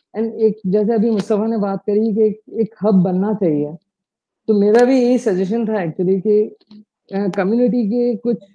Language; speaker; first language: Hindi; native; Hindi